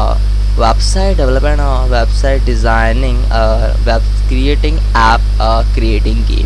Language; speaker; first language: English; non-native, learner; Hindi